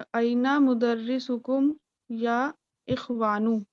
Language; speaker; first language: Arabic; non-native, learner; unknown